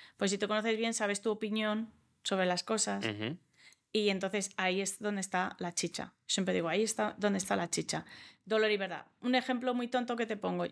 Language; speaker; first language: Spanish; early bilingual, other home language; English